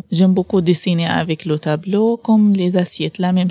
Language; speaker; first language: French; non-native, learner; Arabic